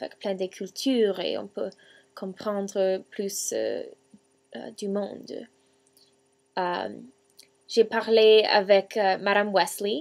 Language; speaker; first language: French; non-native, learner; English